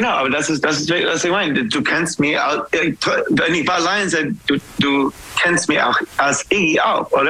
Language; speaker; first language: German; non-native, fluent; English